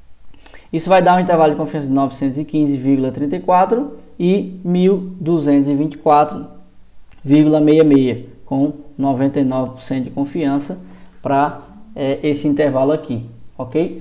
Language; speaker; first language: Portuguese; native; Portuguese